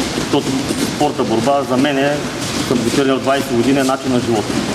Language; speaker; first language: Bulgarian; native; Bulgarian